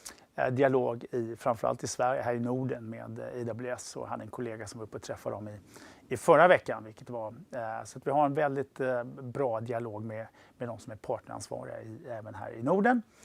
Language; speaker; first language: Swedish; native; Swedish